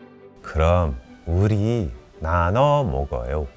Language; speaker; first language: Korean; early bilingual, heritage; Korean